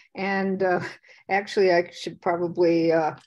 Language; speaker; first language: English; native; English